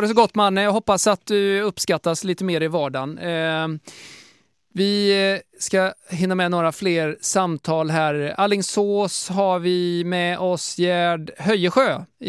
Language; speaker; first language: Swedish; native; Swedish